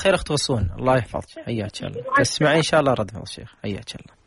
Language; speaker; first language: Arabic; native; Arabic